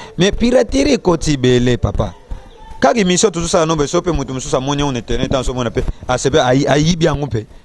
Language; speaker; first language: Lingala; non-native, local second language; Kongo